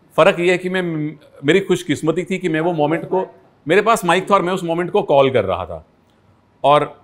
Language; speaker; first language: Hindi; native; Hindi